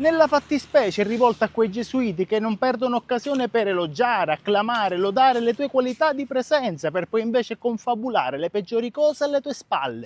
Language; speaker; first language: Italian; native; Italian